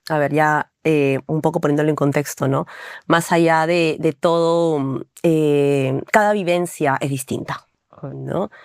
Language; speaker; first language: Spanish; native; Spanish